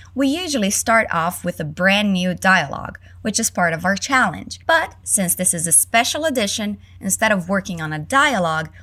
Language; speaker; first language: English; early bilingual, other home language; Portuguese